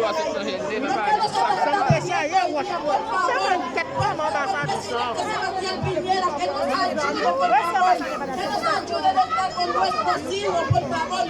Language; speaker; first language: Spanish; non-native, fluent; Haitian Creole